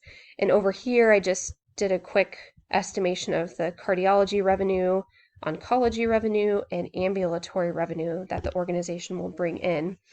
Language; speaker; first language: English; native; English